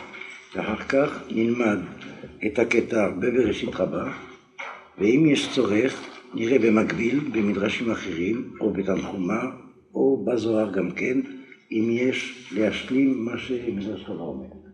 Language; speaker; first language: Hebrew; non-native, fluent; French